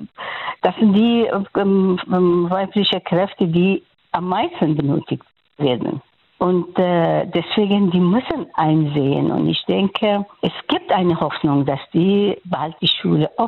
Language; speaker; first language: German; non-native, fluent; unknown